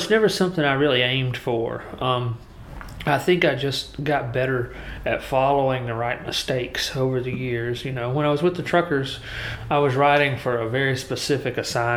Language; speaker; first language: English; native; English